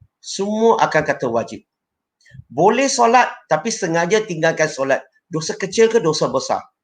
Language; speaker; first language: Malay; non-native, local second language; Chinese